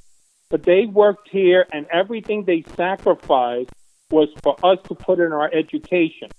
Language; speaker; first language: English; early bilingual, other home language; Spanish